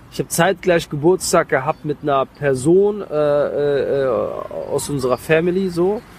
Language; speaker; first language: German; native; German